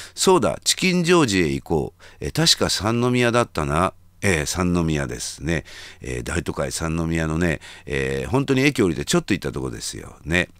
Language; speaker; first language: Japanese; native; Japanese